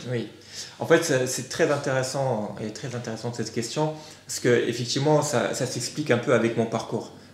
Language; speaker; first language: French; non-native, local second language; Arabic